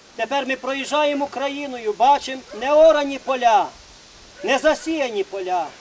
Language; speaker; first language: Ukrainian; native; Ukrainian